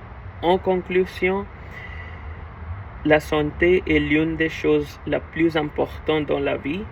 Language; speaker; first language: French; non-native, learner; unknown